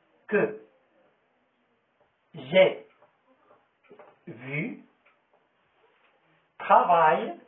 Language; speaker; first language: French; non-native, local second language; Arabic